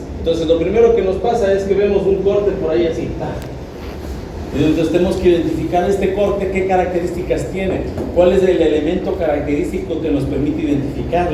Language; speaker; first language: Spanish; native; Spanish